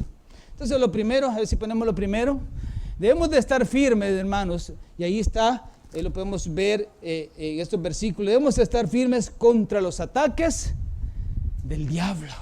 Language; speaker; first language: Spanish; native; Spanish